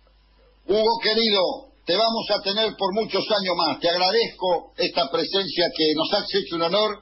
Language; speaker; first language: Spanish; native; Spanish